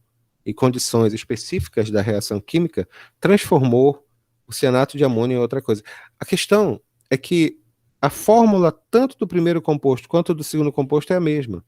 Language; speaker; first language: Portuguese; native; Portuguese